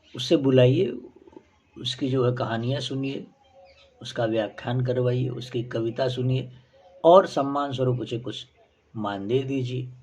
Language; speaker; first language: Hindi; native; Hindi